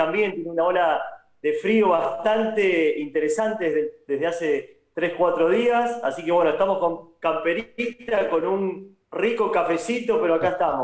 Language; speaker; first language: Spanish; native; Spanish